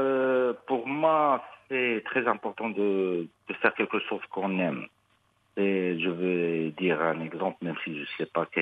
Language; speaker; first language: French; non-native, local second language; Arabic